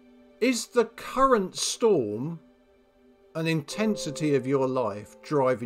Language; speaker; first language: English; native; English